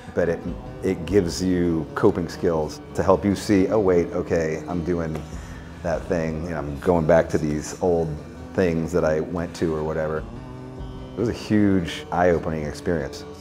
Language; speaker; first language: English; native; English